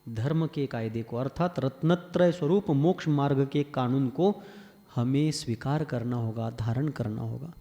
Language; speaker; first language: Hindi; non-native, local second language; Marathi